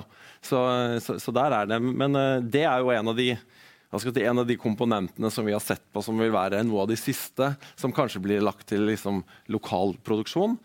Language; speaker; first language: Norwegian; native; Norwegian